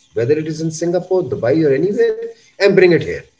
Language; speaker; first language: English; non-native, local second language; Urdu